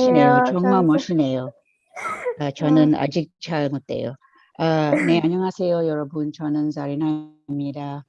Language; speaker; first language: Korean; non-native, learner; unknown